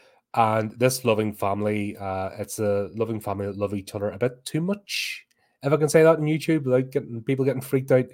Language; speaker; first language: English; native; English